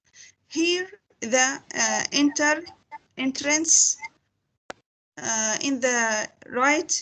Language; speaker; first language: English; non-native, learner; Arabic